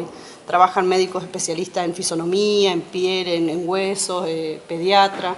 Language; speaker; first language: Spanish; native; Spanish